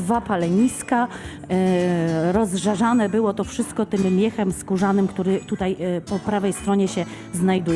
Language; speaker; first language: Polish; native; Polish